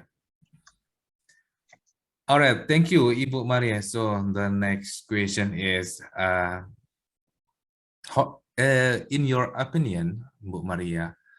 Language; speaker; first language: English; non-native, learner; Indonesian